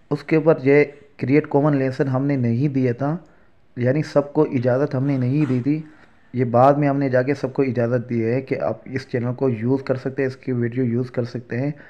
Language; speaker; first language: Urdu; native; Urdu